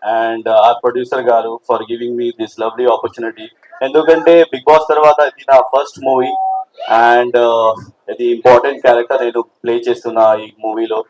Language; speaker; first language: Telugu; non-native, local second language; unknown